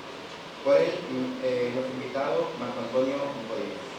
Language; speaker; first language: Spanish; native; Spanish